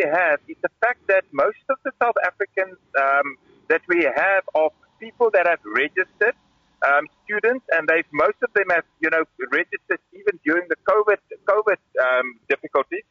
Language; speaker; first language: English; non-native, local second language; Afrikaans